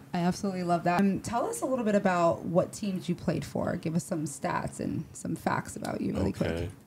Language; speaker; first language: English; native; English